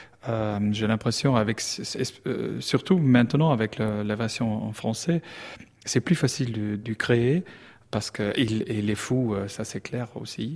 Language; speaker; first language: French; non-native, learner; German